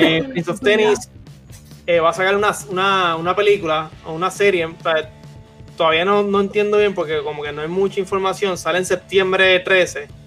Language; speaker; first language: Spanish; native; Spanish